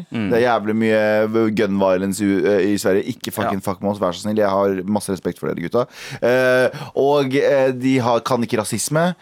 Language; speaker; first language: Norwegian; early bilingual, other home language; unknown